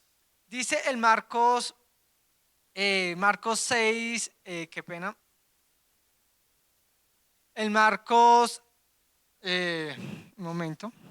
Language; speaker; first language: Spanish; native; Spanish